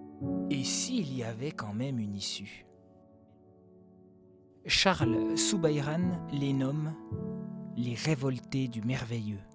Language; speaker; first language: French; native; French